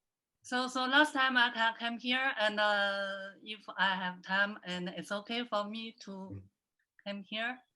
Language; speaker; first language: English; non-native, learner; Chinese